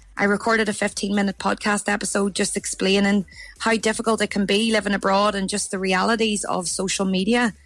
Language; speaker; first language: English; native; English